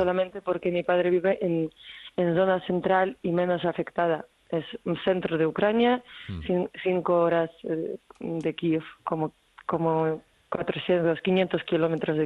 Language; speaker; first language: Spanish; non-native, fluent; Ukrainian